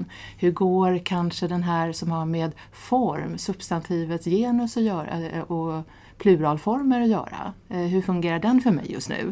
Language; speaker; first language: Swedish; native; Swedish